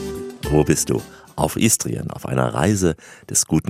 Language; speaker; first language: German; native; German